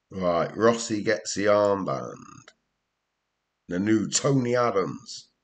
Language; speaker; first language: English; native; English